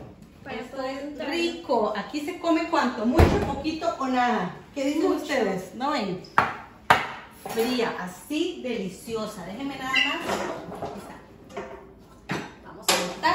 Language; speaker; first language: Spanish; native; Spanish